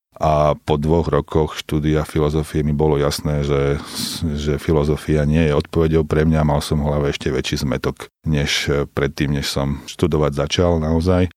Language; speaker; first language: Slovak; native; Slovak